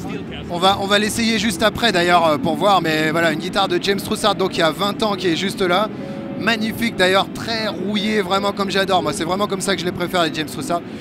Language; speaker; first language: French; native; French